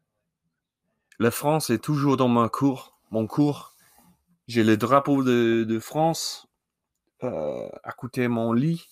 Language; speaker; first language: French; non-native, learner; English